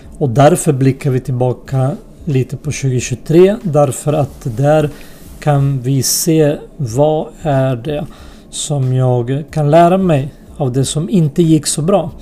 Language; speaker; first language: Swedish; early bilingual, other home language; Spanish